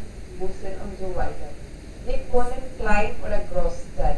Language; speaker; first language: German; non-native, learner; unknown